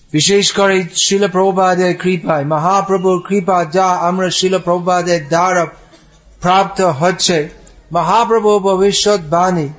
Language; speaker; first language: Bangla; non-native, fluent; English